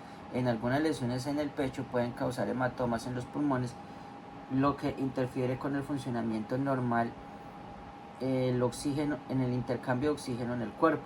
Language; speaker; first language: Spanish; native; Spanish